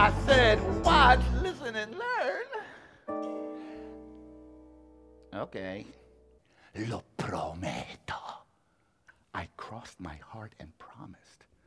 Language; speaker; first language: English; early bilingual, other home language; Spanish